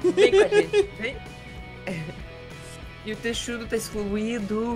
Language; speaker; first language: Portuguese; native; Portuguese